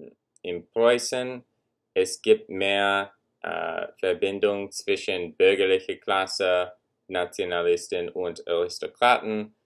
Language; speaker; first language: German; non-native, learner; English